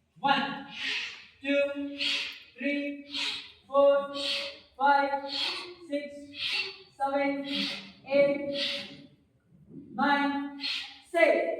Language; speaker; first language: English; non-native, local second language; Kannada